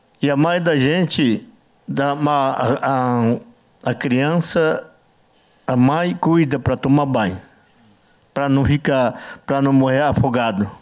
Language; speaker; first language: Portuguese; non-native, learner; Yanomámi